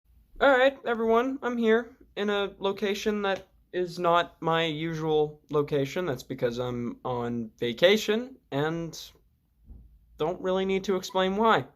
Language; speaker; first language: English; native; English